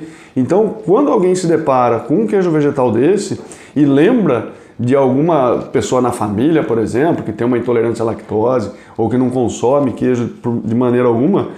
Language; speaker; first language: Portuguese; native; Portuguese